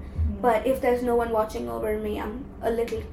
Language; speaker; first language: English; non-native, local second language; Tamil